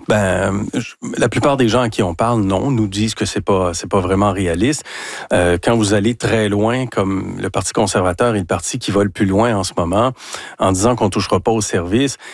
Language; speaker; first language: French; native; French